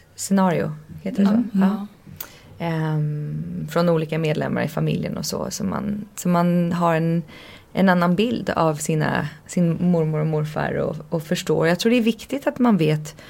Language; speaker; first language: Swedish; early bilingual, heritage; Swedish